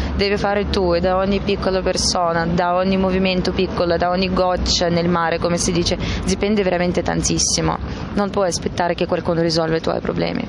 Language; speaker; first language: Italian; non-native, fluent; Russian